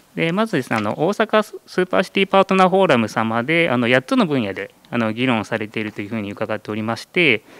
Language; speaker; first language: Japanese; native; Japanese